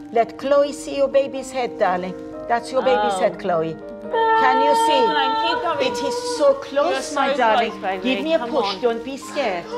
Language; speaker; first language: English; non-native, fluent; Persian